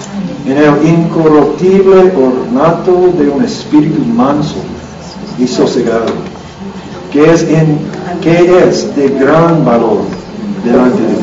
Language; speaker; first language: Spanish; non-native, learner; English